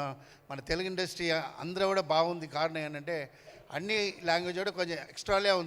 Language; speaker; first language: Telugu; non-native, fluent; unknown